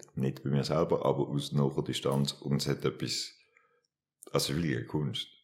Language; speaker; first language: German; native; German